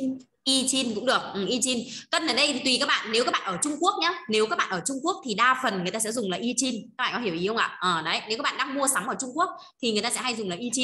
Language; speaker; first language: Vietnamese; native; Vietnamese